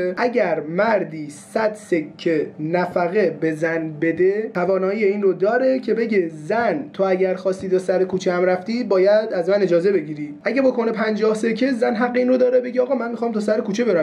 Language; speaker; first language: Persian; native; Persian